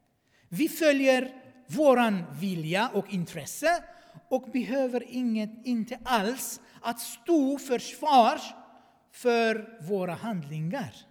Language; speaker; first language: Swedish; non-native, fluent; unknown